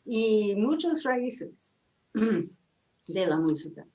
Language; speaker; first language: Spanish; non-native, fluent; English